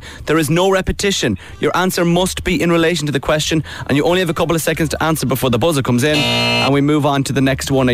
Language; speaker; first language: English; native; English